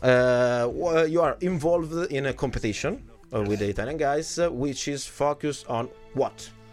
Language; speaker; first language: English; non-native, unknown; Italian